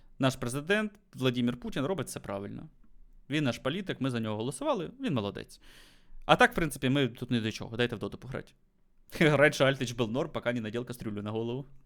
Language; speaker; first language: Ukrainian; native; Ukrainian